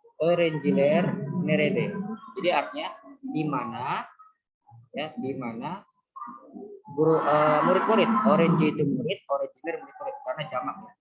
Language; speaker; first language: Indonesian; native; Indonesian